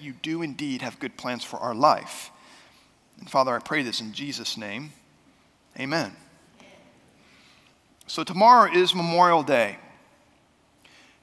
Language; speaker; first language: English; native; English